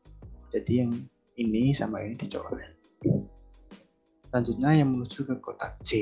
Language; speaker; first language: Indonesian; native; Indonesian